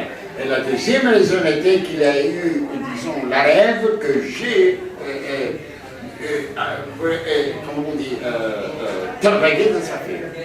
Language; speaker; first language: French; non-native, fluent; Greek